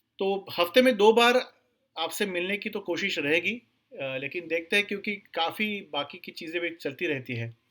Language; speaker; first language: Hindi; non-native, local second language; Marathi